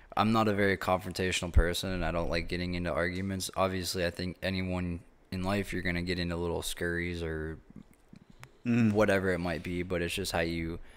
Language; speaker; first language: English; native; English